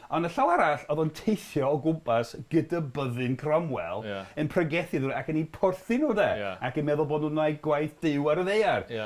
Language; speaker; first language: Welsh; non-native, fluent; English